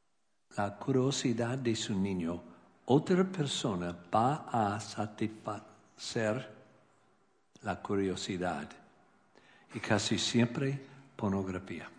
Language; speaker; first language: Spanish; non-native, learner; English